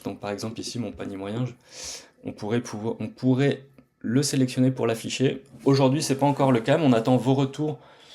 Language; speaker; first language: French; native; French